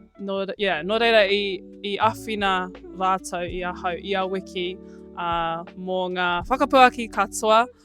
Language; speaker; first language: Māori; non-native, local second language; English